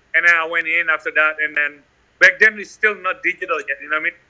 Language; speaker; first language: English; non-native, fluent; Indonesian